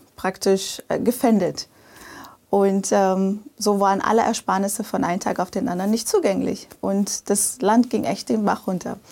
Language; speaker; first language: German; early bilingual, other home language; Portuguese